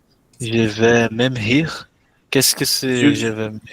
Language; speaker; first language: French; non-native, learner; Portuguese